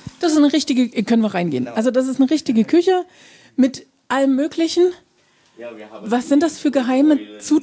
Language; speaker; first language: German; native; German